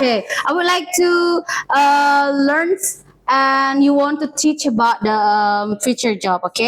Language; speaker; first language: English; non-native, learner; Indonesian